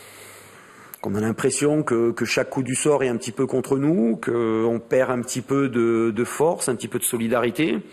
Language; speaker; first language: French; native; French